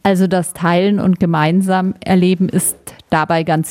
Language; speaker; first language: German; native; German